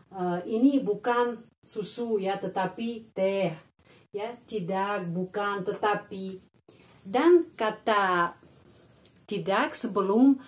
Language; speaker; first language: Indonesian; non-native, fluent; Russian